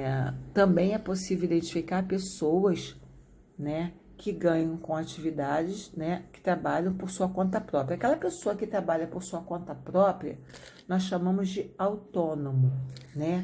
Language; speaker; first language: Portuguese; native; Portuguese